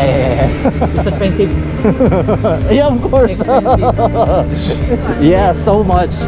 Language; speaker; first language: English; non-native, local second language; Filipino